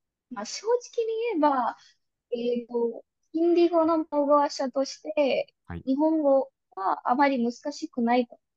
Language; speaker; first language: Japanese; non-native, fluent; Hindi